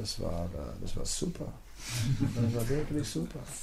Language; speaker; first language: German; non-native, fluent; Dutch